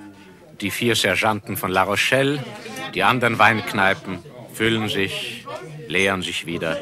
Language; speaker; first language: German; native; German